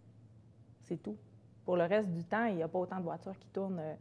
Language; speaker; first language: French; native; French